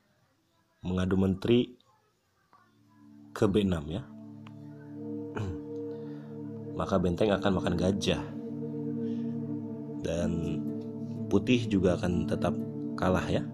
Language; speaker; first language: Indonesian; native; Indonesian